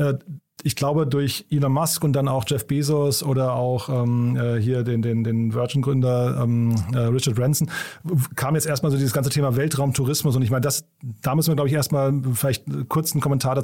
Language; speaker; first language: German; native; German